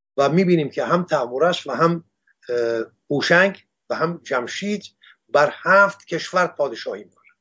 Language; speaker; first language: Persian; non-native, local second language; Assyrian Neo-Aramaic